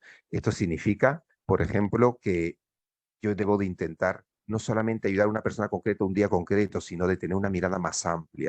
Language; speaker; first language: Spanish; native; Spanish